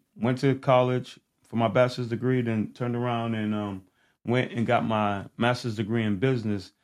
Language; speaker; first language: English; early bilingual, other home language; Haitian Creole